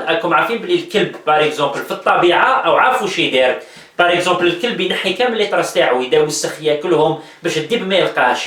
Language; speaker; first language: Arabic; native; Arabic